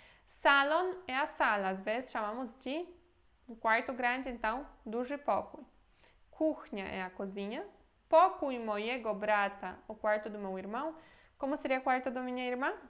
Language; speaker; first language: Portuguese; non-native, fluent; Polish